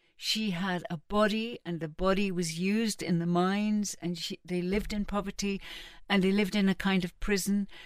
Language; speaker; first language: English; native; English